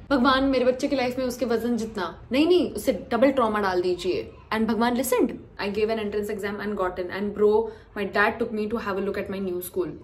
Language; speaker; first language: Hindi; non-native, local second language; Marathi